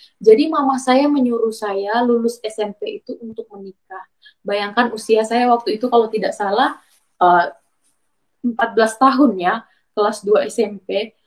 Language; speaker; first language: Indonesian; native; Indonesian